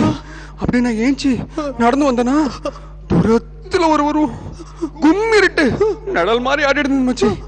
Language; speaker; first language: Tamil; native; Tamil